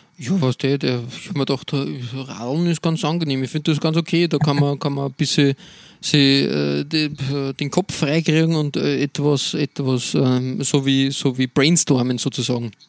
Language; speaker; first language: German; native; German